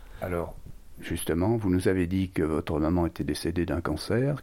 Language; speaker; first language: French; native; French